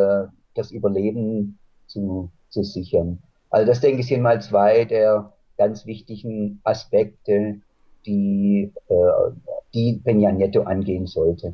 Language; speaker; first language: German; native; German